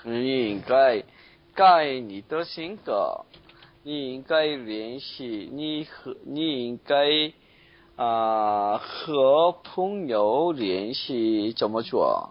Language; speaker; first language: Chinese; non-native, learner; Korean